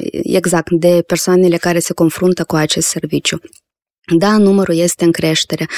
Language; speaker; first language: Romanian; native; Romanian